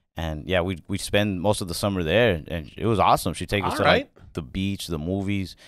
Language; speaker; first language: English; native; English